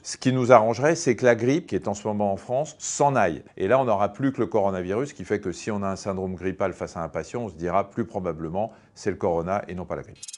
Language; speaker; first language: French; native; French